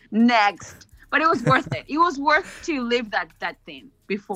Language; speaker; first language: English; non-native, fluent; Spanish